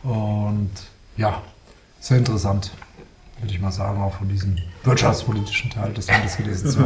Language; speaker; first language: German; native; German